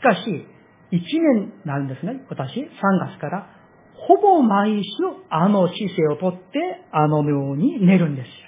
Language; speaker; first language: Japanese; non-native, fluent; Korean